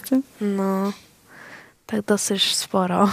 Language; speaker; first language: Polish; early bilingual, heritage; Swedish